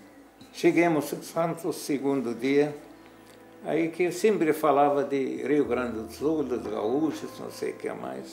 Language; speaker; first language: Portuguese; non-native, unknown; Arabic